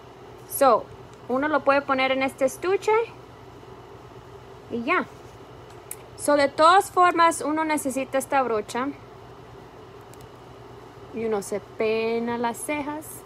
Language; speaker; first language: Spanish; early bilingual, heritage; Spanish